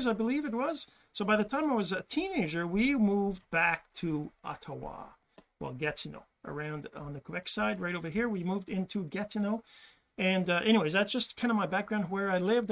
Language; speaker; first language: English; early bilingual, other home language; French